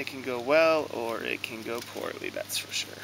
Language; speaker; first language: English; native; English